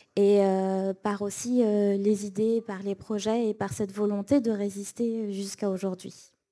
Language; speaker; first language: French; native; French